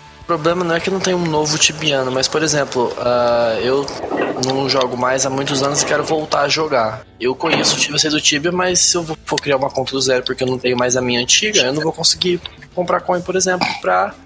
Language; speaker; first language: Portuguese; native; Portuguese